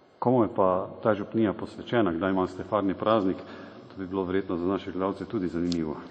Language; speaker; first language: Slovenian; native; Slovenian